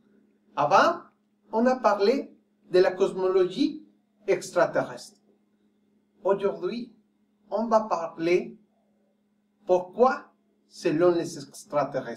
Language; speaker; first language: French; non-native, fluent; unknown